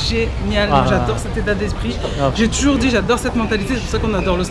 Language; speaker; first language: French; native; French